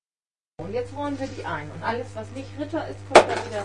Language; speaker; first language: German; native; German